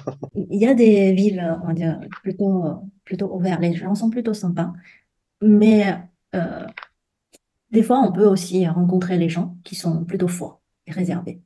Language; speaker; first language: French; non-native, fluent; Chinese